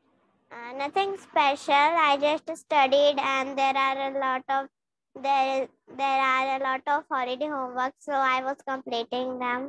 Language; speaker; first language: English; non-native, learner; Hindi